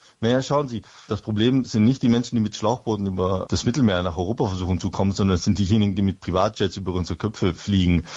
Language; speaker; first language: German; early bilingual, other home language; Italian